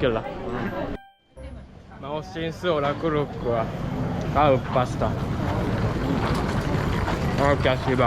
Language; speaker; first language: Finnish; non-native, learner; Japanese